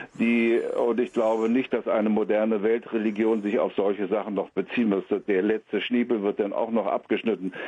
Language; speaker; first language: German; native; German